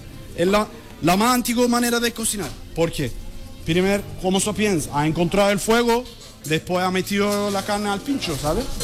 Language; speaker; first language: Spanish; non-native, learner; Turkish